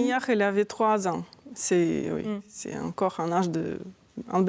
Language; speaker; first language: French; non-native, fluent; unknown